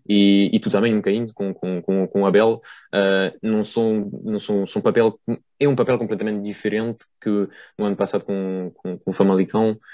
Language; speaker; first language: Portuguese; early bilingual, heritage; Portuguese